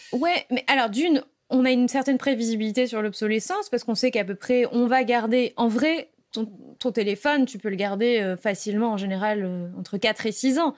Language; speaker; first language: French; native; French